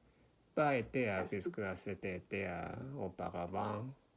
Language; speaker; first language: French; non-native, learner; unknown